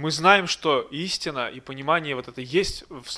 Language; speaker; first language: Russian; native; Russian